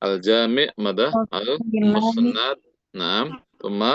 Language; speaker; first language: Arabic; non-native, fluent; Indonesian